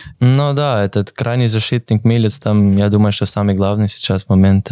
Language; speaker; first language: Russian; non-native, learner; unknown